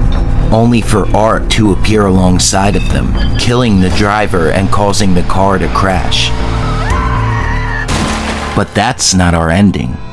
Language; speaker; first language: English; native; English